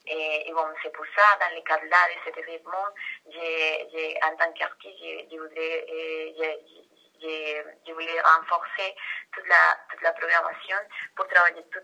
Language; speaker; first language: French; non-native, fluent; Spanish